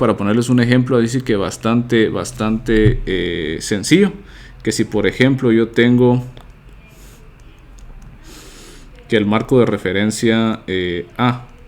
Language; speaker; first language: Spanish; native; Spanish